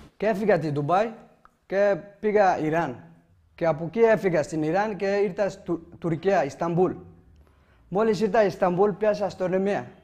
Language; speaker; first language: Greek; non-native, learner; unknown